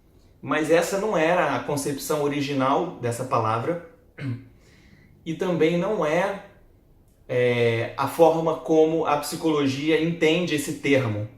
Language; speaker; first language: Portuguese; native; Portuguese